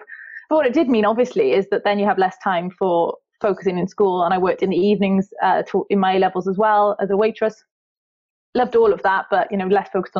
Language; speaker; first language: English; native; English